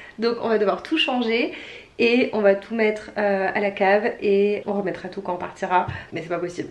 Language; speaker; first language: French; native; French